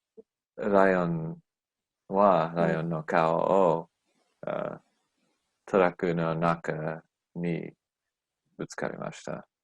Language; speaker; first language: Japanese; non-native, learner; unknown